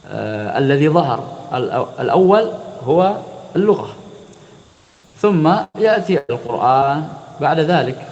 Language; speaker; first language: Arabic; non-native, fluent; Indonesian